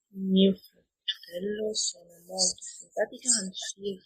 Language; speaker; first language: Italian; non-native, fluent; Arabic